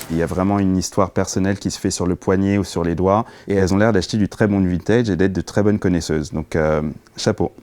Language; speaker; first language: French; native; French